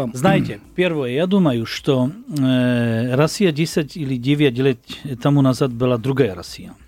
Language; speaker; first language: Russian; non-native, learner; Slovak